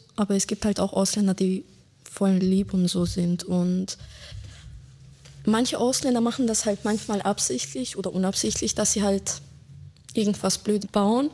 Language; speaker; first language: German; early bilingual, other home language; Bosnian